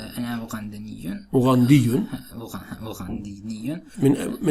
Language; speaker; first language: Arabic; non-native, learner; Turkish